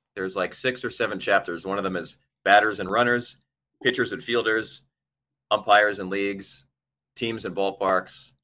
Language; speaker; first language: English; native; English